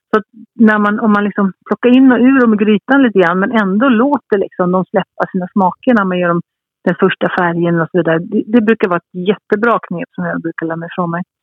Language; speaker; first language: Swedish; early bilingual, heritage; Swedish